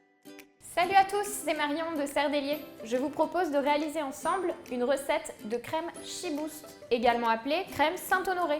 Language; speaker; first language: French; native; French